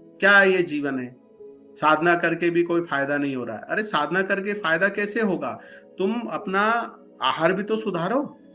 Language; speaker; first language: Hindi; non-native, local second language; Marathi